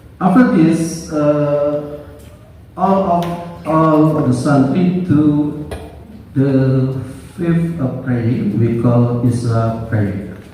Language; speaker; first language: English; non-native, learner; Indonesian